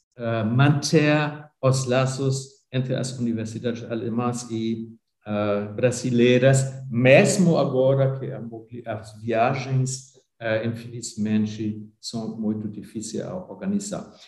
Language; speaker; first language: Portuguese; non-native, fluent; German